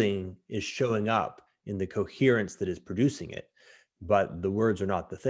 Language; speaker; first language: English; native; English